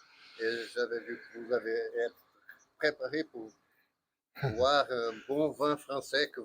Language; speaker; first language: French; non-native, learner; Portuguese